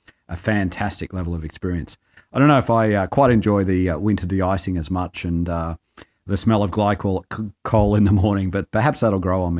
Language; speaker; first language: English; native; English